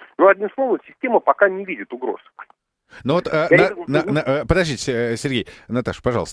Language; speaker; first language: Russian; native; Russian